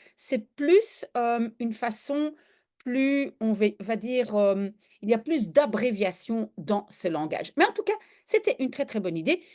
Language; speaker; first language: French; native; French